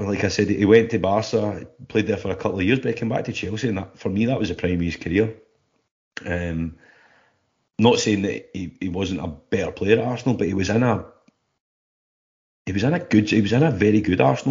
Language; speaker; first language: English; native; English